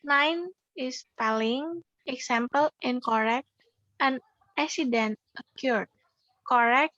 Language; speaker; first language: English; non-native, learner; Indonesian